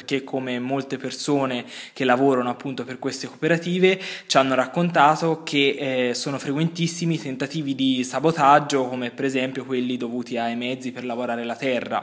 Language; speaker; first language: Italian; native; Italian